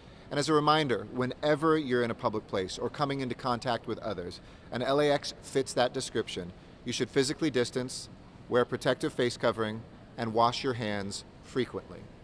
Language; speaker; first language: English; native; English